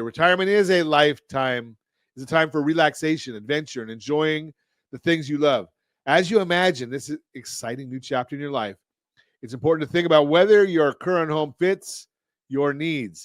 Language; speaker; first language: English; native; English